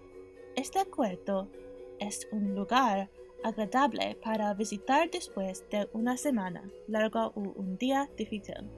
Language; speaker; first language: Spanish; non-native, learner; English